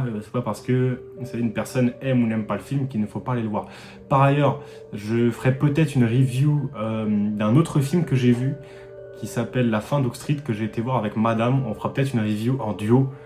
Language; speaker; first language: French; native; French